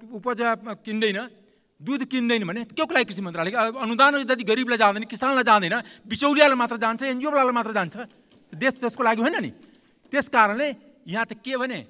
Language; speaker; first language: Nepali; non-native, local second language; Maithili